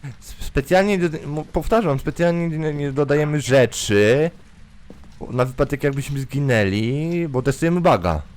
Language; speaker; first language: Polish; native; Polish